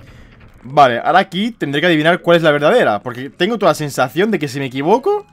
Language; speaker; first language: Spanish; native; Spanish